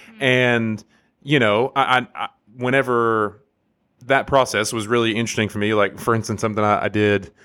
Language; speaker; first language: English; native; English